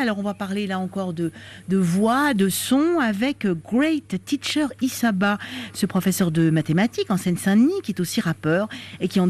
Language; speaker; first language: French; native; French